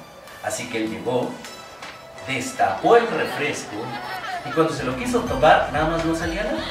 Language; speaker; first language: Spanish; native; Spanish